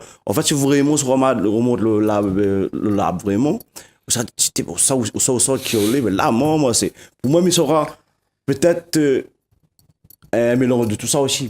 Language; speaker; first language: French; non-native, local second language; Réunion Creole French